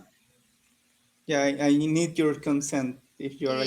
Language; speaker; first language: English; non-native, learner; Spanish